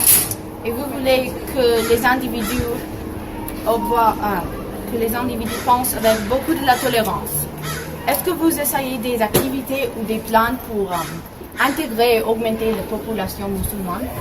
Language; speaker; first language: French; non-native, learner; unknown